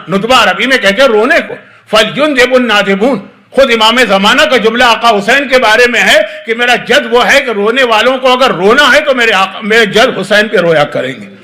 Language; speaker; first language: Urdu; native; Urdu